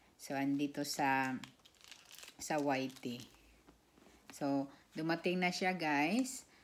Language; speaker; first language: Filipino; non-native, local second language; Cebuano